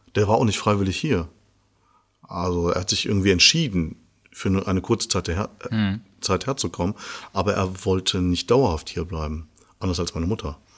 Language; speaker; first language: German; early bilingual, other home language; Persian